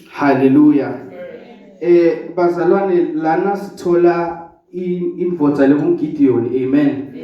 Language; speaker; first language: Zulu; non-native, local second language; Swati